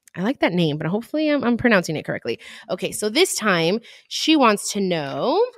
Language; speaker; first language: English; early bilingual, other home language; Spanish